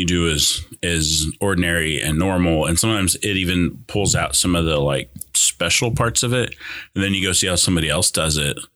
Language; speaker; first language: English; early bilingual, other home language; Spanish